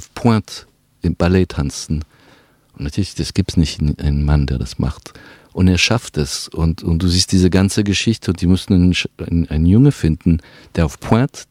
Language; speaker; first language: German; non-native, fluent; French